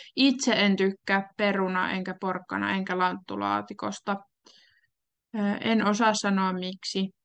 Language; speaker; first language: Finnish; native; Finnish